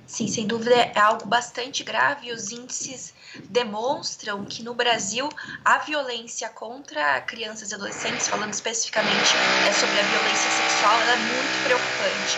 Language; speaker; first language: Portuguese; native; Portuguese